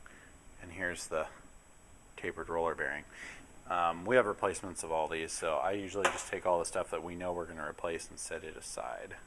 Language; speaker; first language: English; native; English